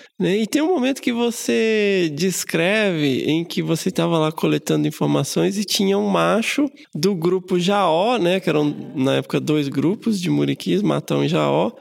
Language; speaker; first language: Portuguese; native; Portuguese